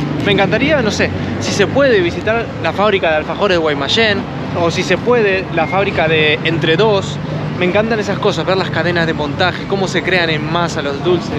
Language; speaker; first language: Spanish; native; Spanish